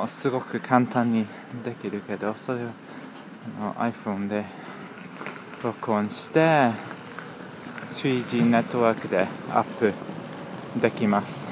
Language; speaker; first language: Japanese; non-native, learner; English